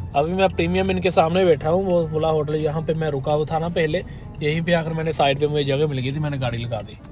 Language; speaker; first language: Hindi; native; Hindi